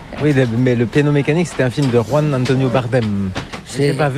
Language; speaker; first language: French; native; French